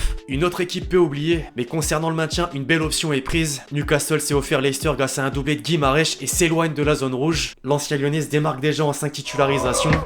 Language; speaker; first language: French; native; French